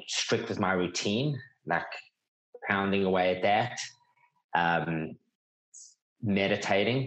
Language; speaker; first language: English; native; English